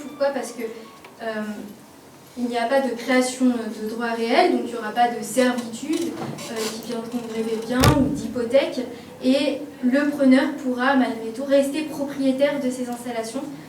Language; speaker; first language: French; native; French